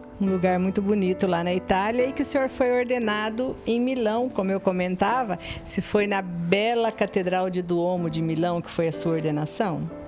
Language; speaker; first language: Portuguese; native; Portuguese